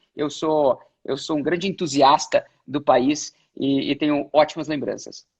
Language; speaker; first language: Portuguese; native; Portuguese